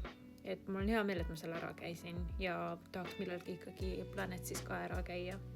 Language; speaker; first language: Estonian; native; Estonian